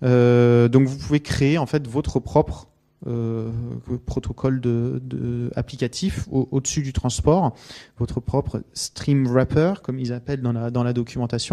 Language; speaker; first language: French; native; French